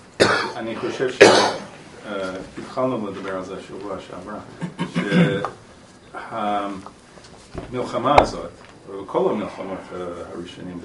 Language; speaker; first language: Hebrew; non-native, fluent; English